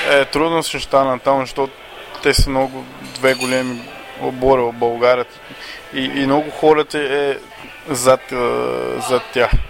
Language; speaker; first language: Bulgarian; non-native, learner; Portuguese